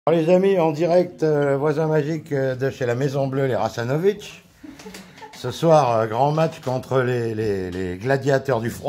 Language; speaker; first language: French; native; French